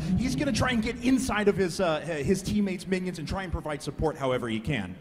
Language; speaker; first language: English; native; English